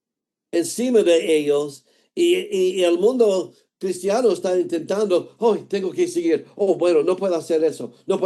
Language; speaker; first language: Spanish; non-native, fluent; English